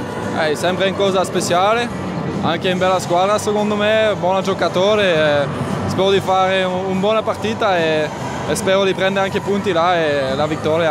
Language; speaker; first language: Italian; non-native, learner; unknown